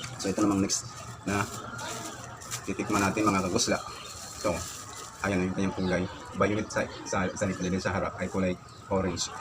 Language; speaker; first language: Filipino; non-native, local second language; Cebuano